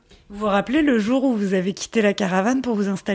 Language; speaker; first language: French; native; French